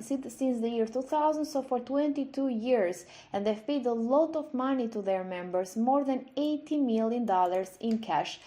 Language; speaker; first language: English; non-native, fluent; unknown